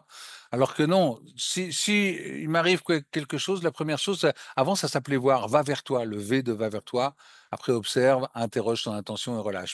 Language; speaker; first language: French; native; French